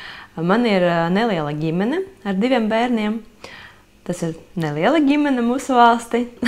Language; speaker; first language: Latvian; non-native, local second language; Russian